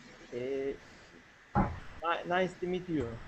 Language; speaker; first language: English; non-native, learner; Turkish